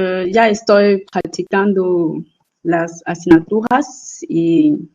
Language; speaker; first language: Spanish; non-native, fluent; French